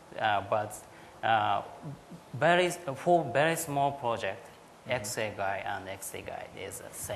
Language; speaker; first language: English; non-native, learner; Japanese